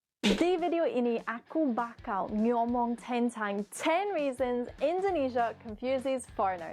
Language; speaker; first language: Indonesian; non-native, learner; English